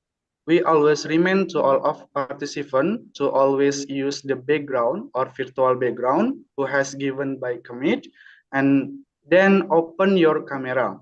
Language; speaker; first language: English; non-native, learner; Indonesian